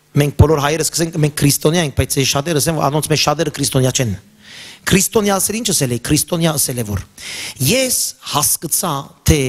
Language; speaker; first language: Armenian; early bilingual, heritage; Armenian